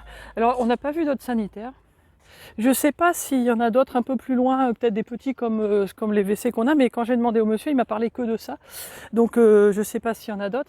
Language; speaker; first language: French; native; French